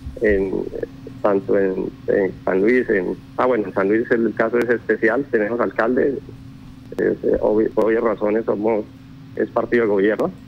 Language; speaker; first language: Spanish; native; Spanish